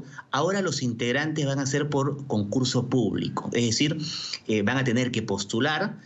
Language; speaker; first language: Spanish; native; Spanish